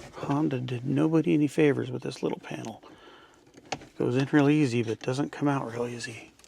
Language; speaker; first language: English; native; English